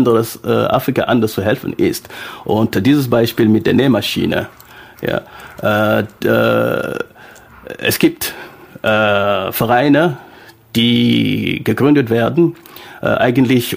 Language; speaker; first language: German; non-native, fluent; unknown